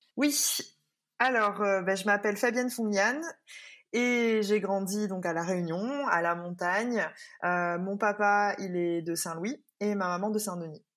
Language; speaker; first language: French; native; French